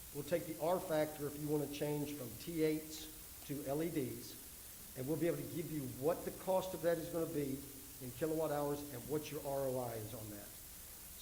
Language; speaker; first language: English; native; English